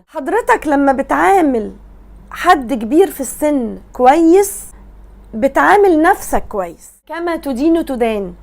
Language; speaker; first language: Arabic; native; Arabic